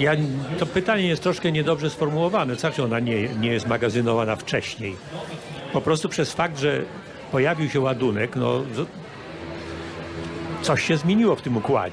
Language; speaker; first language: Polish; native; Polish